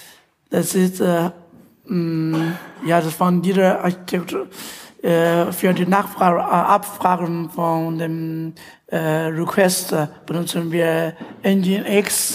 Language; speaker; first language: German; non-native, fluent; Chinese